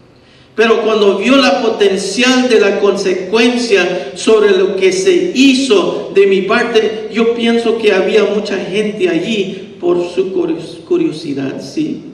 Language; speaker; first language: Spanish; early bilingual, heritage; Spanish